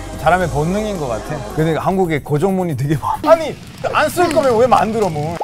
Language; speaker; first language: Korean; non-native, fluent; Spanish